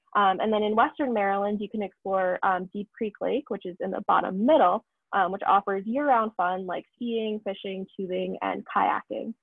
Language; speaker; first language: English; native; English